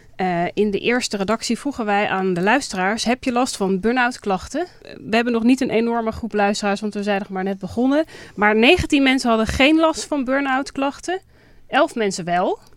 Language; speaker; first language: Dutch; native; Dutch